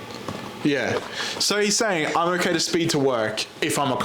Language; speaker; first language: English; native; English